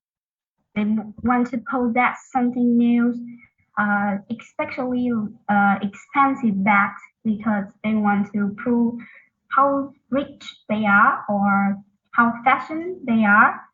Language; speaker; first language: English; non-native, learner; Vietnamese